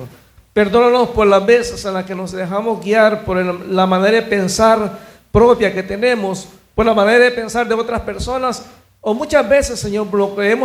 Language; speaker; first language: Spanish; native; Spanish